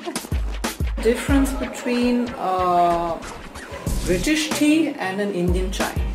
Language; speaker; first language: English; non-native, fluent; German